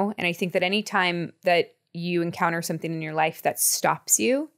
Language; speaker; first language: English; native; English